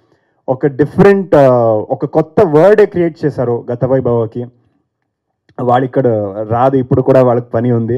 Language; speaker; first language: Telugu; non-native, fluent; Kannada